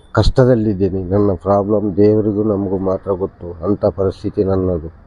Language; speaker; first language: Kannada; non-native, local second language; Tulu